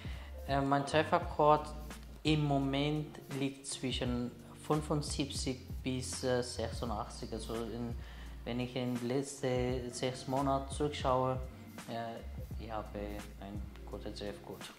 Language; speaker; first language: German; non-native, learner; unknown